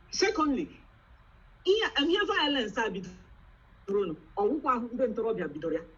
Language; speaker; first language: Igbo; native; Igbo